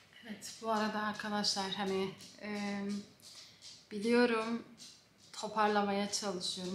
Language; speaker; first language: Turkish; native; Turkish